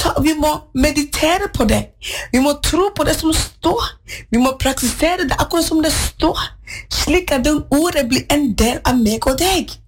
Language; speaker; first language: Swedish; non-native, learner; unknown